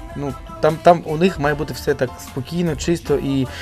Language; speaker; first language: Ukrainian; native; Ukrainian